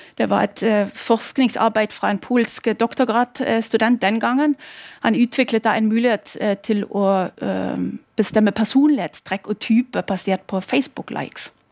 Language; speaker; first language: Norwegian; non-native, fluent; German